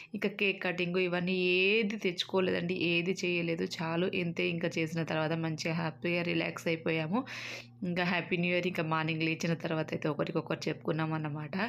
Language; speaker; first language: Telugu; native; Telugu